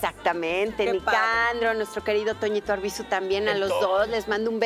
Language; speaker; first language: Spanish; native; Spanish